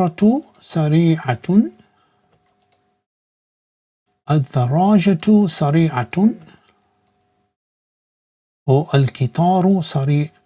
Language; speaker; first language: Arabic; non-native, fluent; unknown